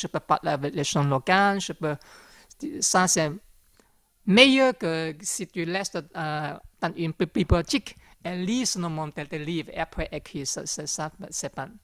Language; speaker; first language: French; non-native, learner; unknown